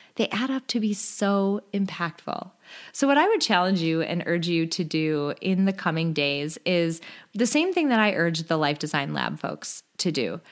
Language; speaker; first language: English; native; English